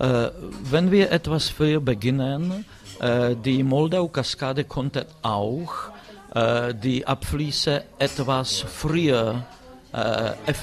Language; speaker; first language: German; non-native, fluent; Czech